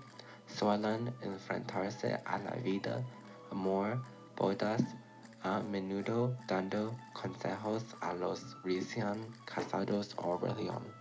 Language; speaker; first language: Spanish; non-native, learner; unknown